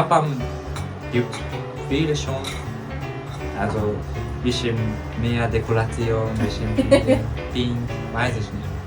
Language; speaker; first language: German; non-native, learner; Japanese